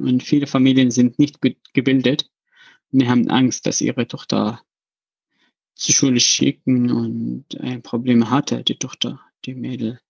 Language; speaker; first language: German; non-native, learner; Arabic